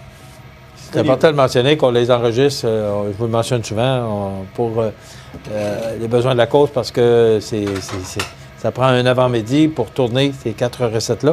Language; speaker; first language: French; native; French